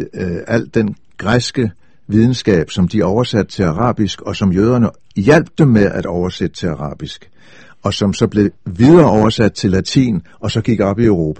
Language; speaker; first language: Danish; native; Danish